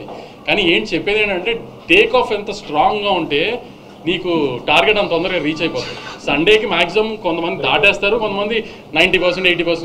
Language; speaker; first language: Telugu; native; Telugu